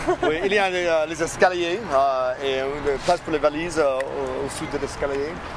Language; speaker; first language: French; non-native, learner; English